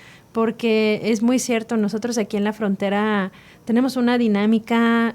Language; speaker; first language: Spanish; native; Spanish